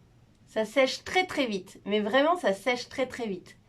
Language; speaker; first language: French; native; French